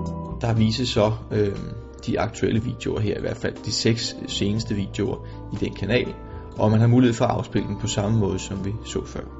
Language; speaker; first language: Danish; native; Danish